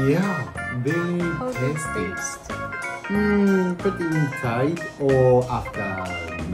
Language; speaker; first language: English; non-native, local second language; Filipino